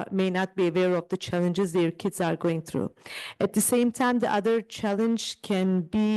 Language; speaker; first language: English; non-native, fluent; Turkish